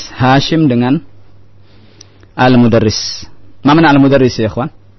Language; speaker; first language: Arabic; non-native, fluent; Indonesian